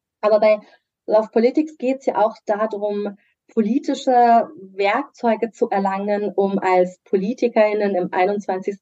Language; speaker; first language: German; early bilingual, other home language; Persian